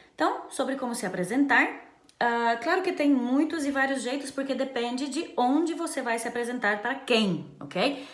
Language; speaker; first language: Portuguese; non-native, fluent; Romanian